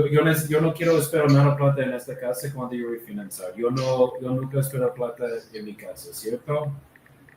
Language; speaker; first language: Spanish; non-native, learner; English